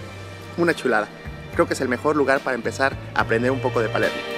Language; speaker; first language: Spanish; native; Spanish